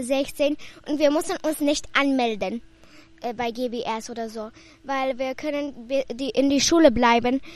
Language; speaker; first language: German; non-native, learner; Polish